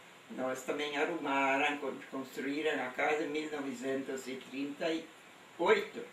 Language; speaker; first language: Portuguese; non-native, local second language; German